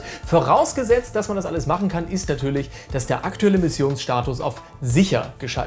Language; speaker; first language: German; native; German